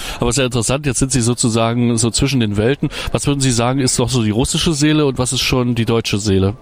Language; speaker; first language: German; native; German